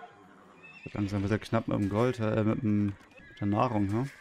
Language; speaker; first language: German; native; German